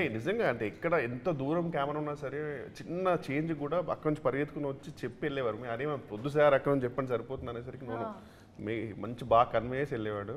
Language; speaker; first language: Telugu; native; Telugu